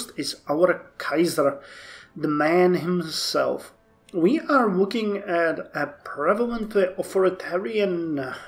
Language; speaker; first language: English; non-native, fluent; Czech